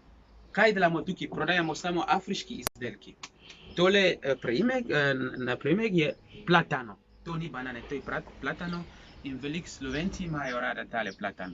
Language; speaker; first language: Slovenian; non-native, learner; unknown